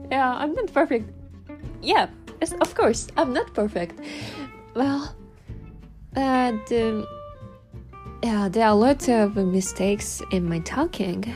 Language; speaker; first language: English; non-native, learner; Japanese